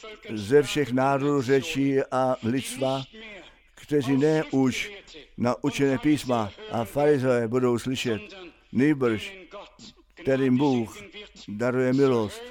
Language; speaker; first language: Czech; non-native, fluent; German